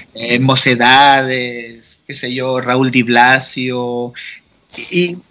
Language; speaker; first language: Spanish; native; Spanish